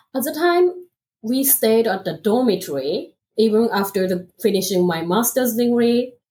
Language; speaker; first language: English; non-native, fluent; Japanese